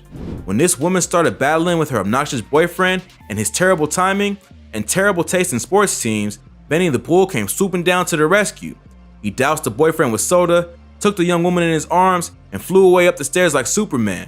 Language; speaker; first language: English; native; English